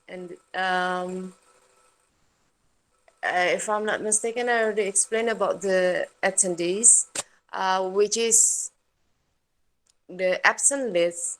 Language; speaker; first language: English; non-native, learner; Indonesian